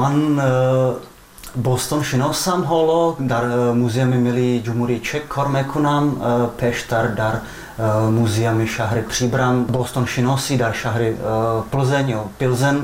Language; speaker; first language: Tajik; non-native, fluent; Czech